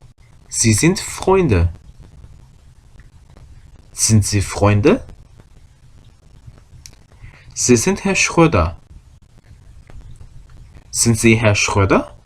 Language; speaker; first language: German; non-native, fluent; Korean